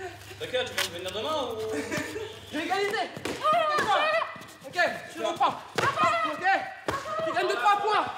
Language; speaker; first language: French; native; French